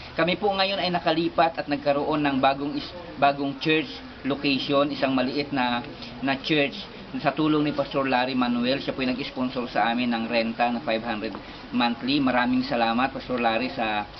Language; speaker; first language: Filipino; non-native, local second language; Bikol